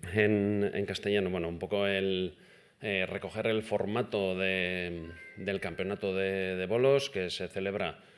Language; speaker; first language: Spanish; non-native, local second language; Basque